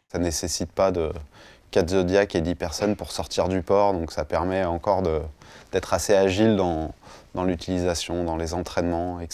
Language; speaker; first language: French; native; French